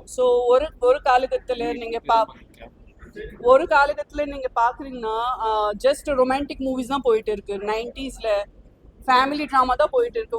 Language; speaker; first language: Tamil; non-native, fluent; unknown